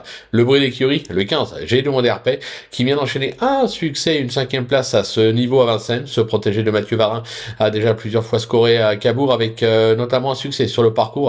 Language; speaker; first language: French; native; French